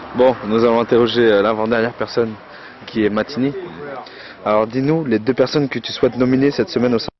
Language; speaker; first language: French; native; French